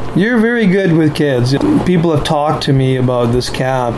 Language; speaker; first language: English; native; English